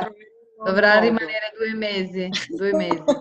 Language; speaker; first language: Italian; non-native, fluent; Portuguese